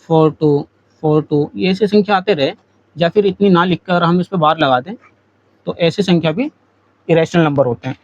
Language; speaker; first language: Hindi; native; Hindi